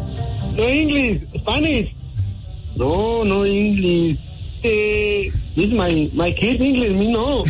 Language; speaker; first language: English; non-native, learner; Spanish